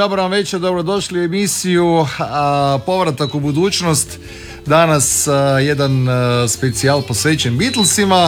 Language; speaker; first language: Serbian; native; Serbian